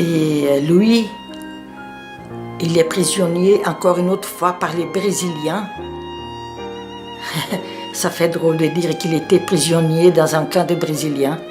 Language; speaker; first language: French; non-native, fluent; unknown